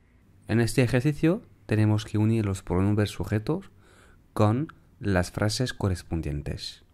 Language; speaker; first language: Spanish; non-native, fluent; French